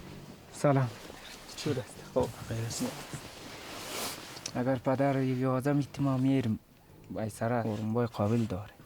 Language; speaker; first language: Persian; non-native, local second language; Kyrgyz